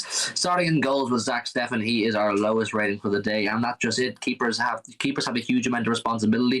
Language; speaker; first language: English; native; English